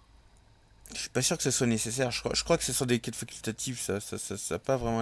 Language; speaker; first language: French; native; French